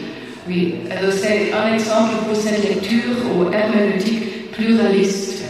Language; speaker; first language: French; non-native, fluent; German